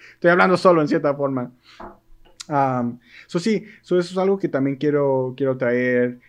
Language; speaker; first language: Spanish; early bilingual, heritage; Spanish